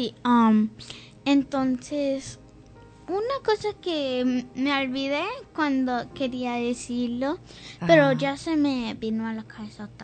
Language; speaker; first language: Spanish; early bilingual, heritage; English